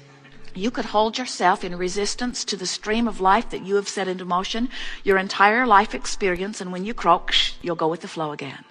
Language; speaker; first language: English; native; English